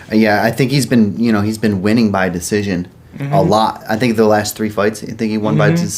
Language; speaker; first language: English; native; English